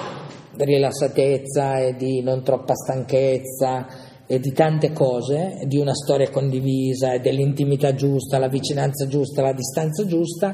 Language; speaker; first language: Italian; native; Italian